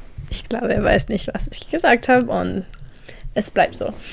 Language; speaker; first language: German; non-native, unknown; English